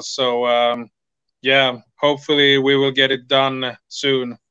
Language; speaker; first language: English; non-native, fluent; Swedish